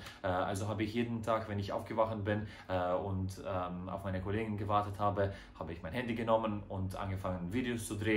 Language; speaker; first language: German; non-native, fluent; Croatian